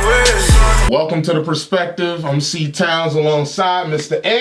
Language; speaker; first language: English; native; English